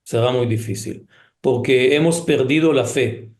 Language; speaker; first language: Spanish; early bilingual, heritage; Hebrew